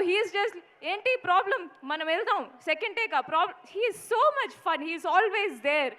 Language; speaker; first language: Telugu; non-native, fluent; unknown